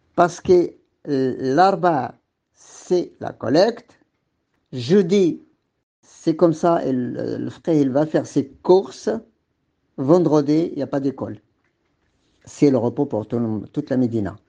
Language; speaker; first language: French; non-native, local second language; Arabic